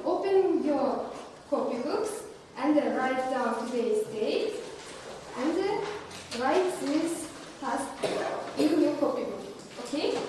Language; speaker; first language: English; non-native, learner; Kazakh